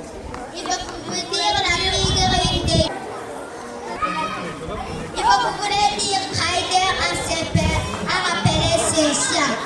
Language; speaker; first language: French; non-native, learner; Kinyarwanda